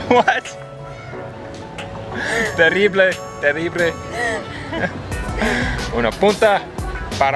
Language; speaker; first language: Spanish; non-native, learner; English